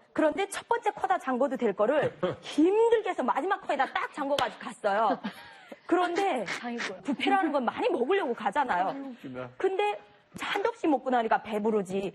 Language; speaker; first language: Korean; native; Korean